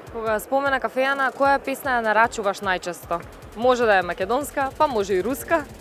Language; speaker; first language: Macedonian; native; Macedonian